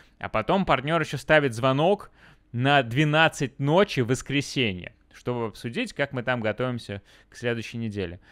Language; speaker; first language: Russian; native; Russian